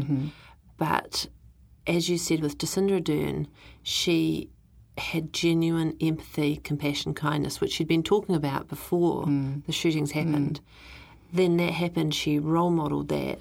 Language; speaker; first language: English; native; English